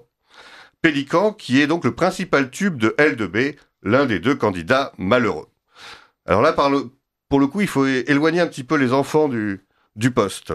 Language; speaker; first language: French; native; French